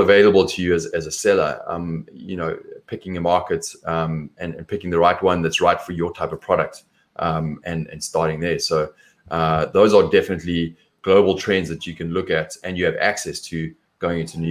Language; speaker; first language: English; native; English